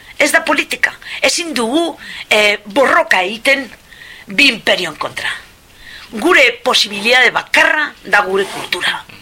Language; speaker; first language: Basque; non-native, local second language; Spanish